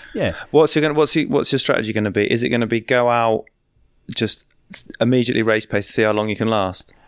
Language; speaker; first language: English; native; English